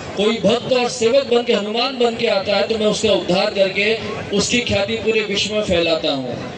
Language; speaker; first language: Hindi; non-native, local second language; Marathi